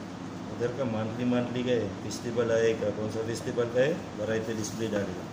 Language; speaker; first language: Hindi; non-native, learner; Filipino